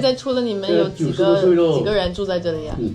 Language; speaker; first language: Chinese; non-native, fluent; English